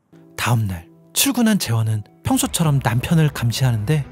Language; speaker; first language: Korean; native; Korean